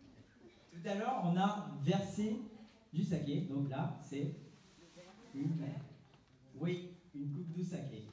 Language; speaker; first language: French; non-native, fluent; Japanese